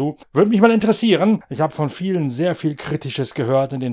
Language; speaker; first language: German; native; German